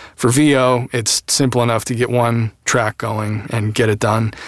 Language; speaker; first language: English; native; English